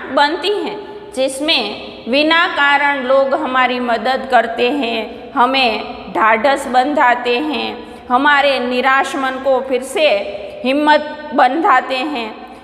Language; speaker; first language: Hindi; non-native, local second language; Gujarati